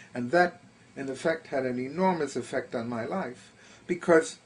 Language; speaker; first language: English; early bilingual, other home language; German